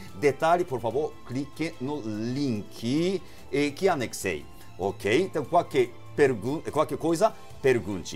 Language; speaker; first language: Portuguese; non-native, fluent; Japanese